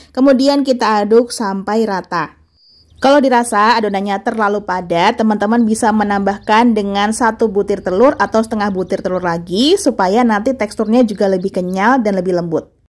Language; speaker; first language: Indonesian; native; Indonesian